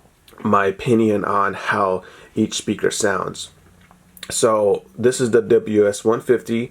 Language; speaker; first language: English; native; English